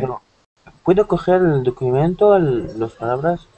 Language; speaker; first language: Spanish; non-native, learner; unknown